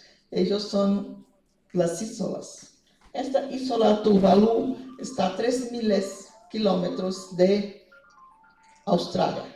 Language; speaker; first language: Spanish; non-native, fluent; Portuguese